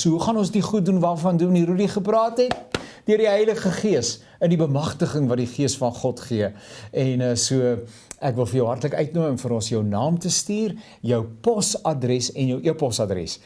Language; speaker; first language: Afrikaans; native; Afrikaans